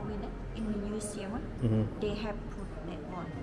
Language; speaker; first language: English; non-native, learner; Khmer